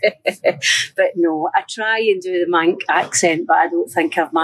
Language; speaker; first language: English; native; English